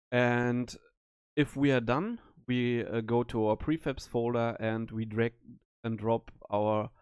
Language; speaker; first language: English; non-native, learner; German